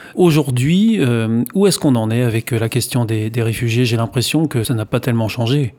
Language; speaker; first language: French; native; French